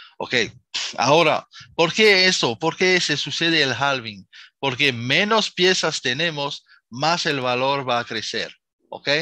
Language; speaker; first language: Spanish; non-native, fluent; Arabic